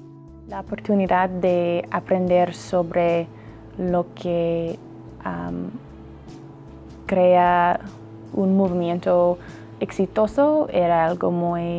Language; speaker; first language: Spanish; non-native, fluent; English